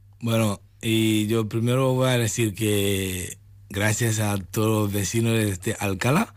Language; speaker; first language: Spanish; non-native, learner; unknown